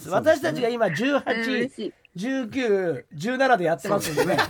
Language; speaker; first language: Japanese; native; Japanese